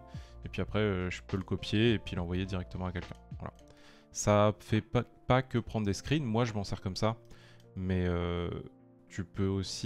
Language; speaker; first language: French; native; French